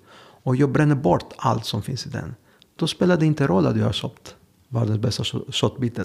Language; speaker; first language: Swedish; non-native, fluent; Greek